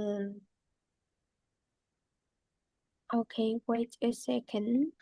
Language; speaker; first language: English; non-native, learner; Vietnamese